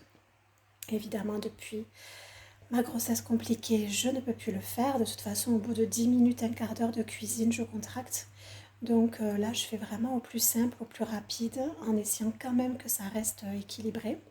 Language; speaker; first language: French; native; French